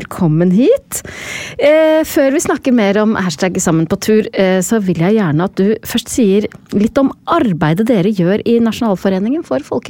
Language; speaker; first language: Norwegian; native; Norwegian